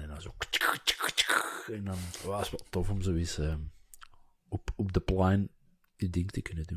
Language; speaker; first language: Dutch; native; Dutch